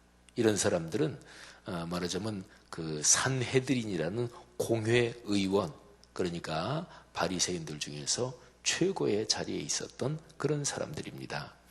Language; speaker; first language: Korean; native; Korean